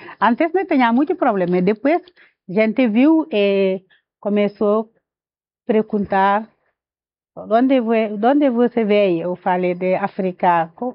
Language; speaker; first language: Portuguese; non-native, learner; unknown